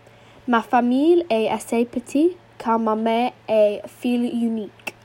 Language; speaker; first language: French; non-native, learner; English